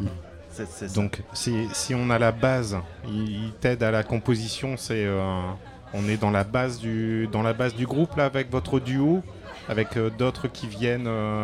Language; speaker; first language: French; native; French